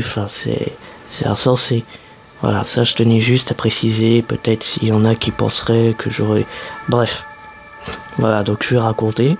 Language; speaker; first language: French; native; French